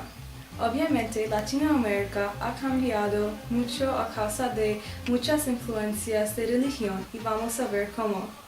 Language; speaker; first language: Spanish; non-native, learner; English